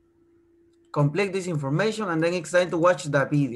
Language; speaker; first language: English; non-native, fluent; Spanish